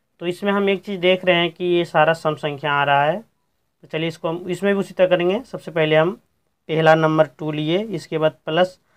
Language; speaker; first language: Hindi; native; Hindi